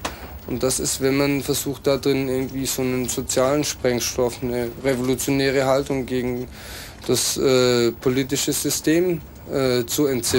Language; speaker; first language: German; native; German